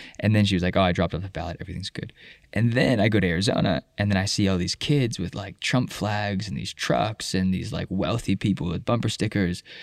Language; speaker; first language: English; native; English